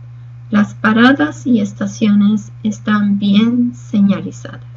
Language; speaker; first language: Spanish; non-native, fluent; Portuguese